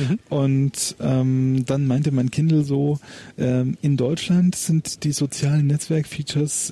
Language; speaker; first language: German; native; German